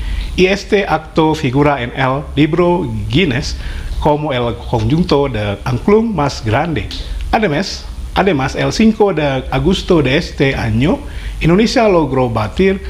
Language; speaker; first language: Spanish; non-native, fluent; Indonesian